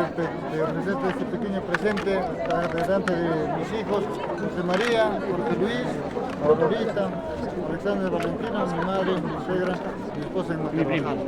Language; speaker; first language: Spanish; native; Spanish